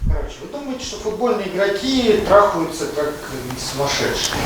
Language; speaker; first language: Russian; native; Russian